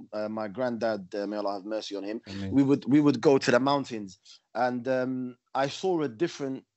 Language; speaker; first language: English; native; English